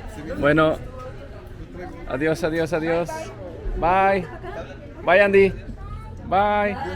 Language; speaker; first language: Spanish; early bilingual, heritage; English